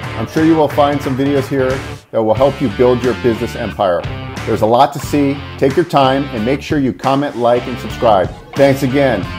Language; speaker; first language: English; native; English